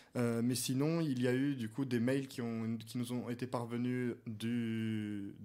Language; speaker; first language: French; native; French